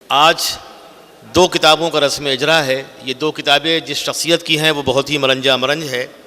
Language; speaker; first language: Urdu; native; Urdu